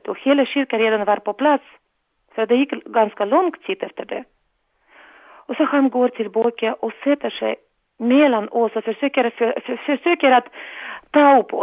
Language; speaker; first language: Swedish; non-native, fluent; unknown